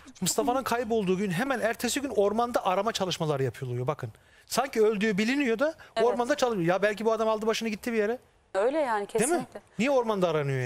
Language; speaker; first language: Turkish; native; Turkish